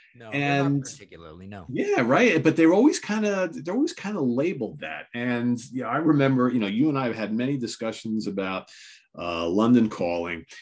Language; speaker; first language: English; native; English